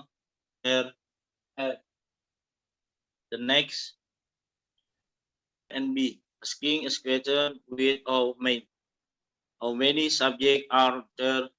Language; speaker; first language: English; non-native, learner; Indonesian